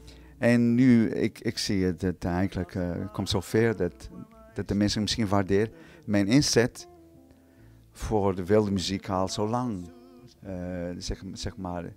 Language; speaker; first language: Dutch; non-native, fluent; Portuguese